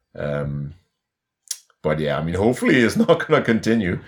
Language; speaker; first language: English; non-native, fluent; Danish